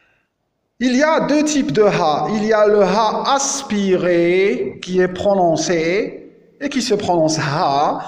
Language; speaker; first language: French; non-native, local second language; Arabic